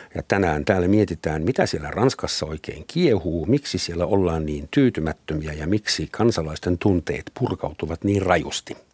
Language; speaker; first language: Finnish; non-native, fluent; German